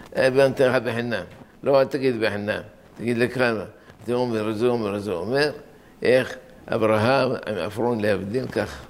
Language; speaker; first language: Hebrew; non-native, fluent; Arabic